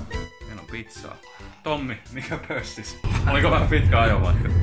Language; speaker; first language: Finnish; native; Finnish